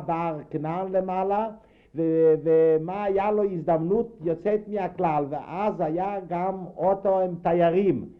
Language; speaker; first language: Hebrew; non-native, fluent; Yiddish